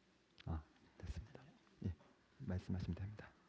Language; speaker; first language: Korean; native; Korean